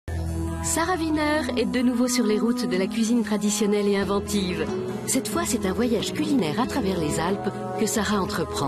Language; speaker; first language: French; native; French